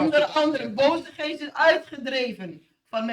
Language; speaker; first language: Dutch; non-native, fluent; Indonesian